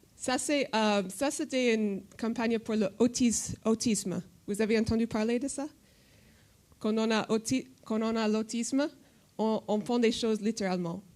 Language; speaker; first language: French; non-native, fluent; English